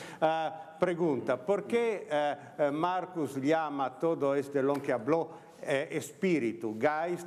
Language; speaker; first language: Spanish; non-native, learner; Italian